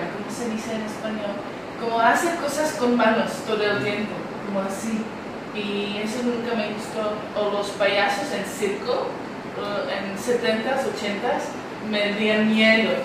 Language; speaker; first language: Spanish; non-native, learner; Czech